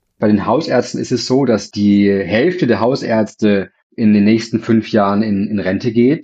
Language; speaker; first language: German; native; German